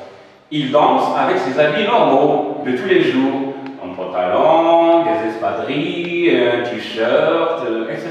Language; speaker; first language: French; non-native, local second language; Arabic